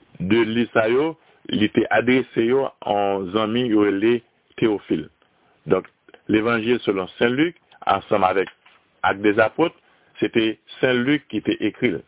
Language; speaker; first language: French; non-native, local second language; Haitian Creole